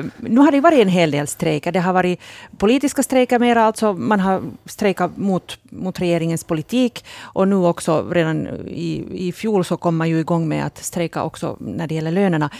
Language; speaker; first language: Swedish; native; Swedish